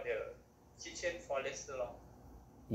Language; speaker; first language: English; non-native, learner; Thai